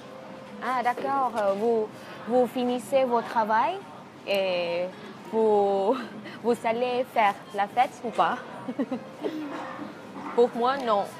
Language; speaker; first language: French; non-native, fluent; Thai